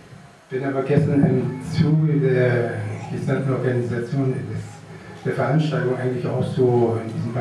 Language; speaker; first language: German; native; German